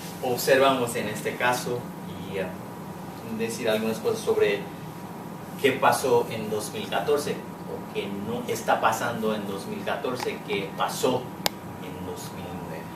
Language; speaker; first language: Spanish; non-native, fluent; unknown